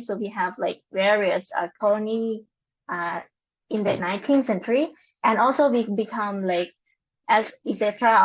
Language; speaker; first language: English; non-native, learner; Lao